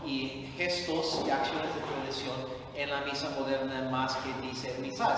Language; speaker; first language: Spanish; non-native, fluent; English